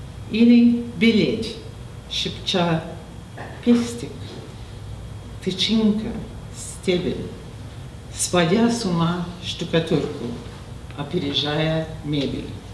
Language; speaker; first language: Russian; non-native, fluent; English